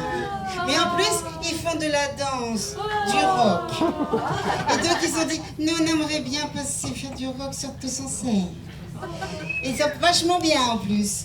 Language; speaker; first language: French; native; French